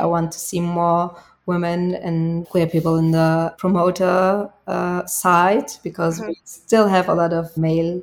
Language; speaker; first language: English; non-native, fluent; German